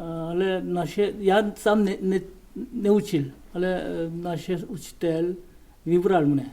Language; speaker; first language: Czech; non-native, learner; Korean